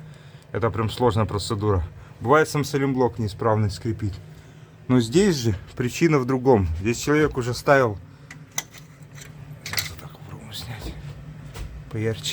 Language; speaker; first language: Russian; native; Russian